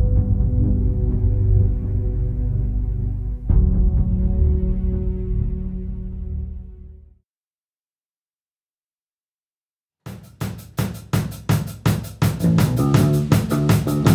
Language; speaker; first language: English; native; English